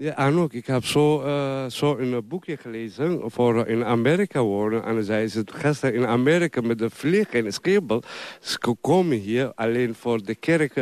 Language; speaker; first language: Dutch; non-native, learner; Somali